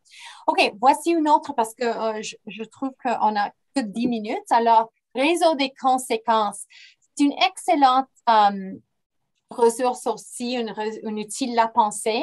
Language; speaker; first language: French; non-native, fluent; English